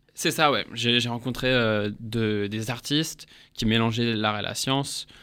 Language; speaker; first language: French; early bilingual, heritage; English